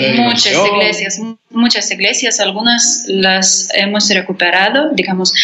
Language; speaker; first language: Spanish; non-native, fluent; Lithuanian